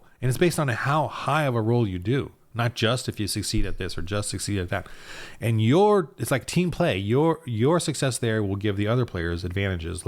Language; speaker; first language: English; native; English